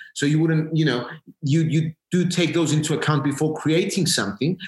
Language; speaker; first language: English; non-native, fluent; Greek